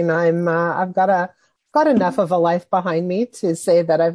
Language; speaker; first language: English; native; English